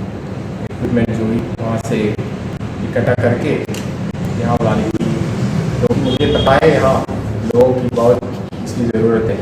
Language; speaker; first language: Hindi; non-native, local second language; Telugu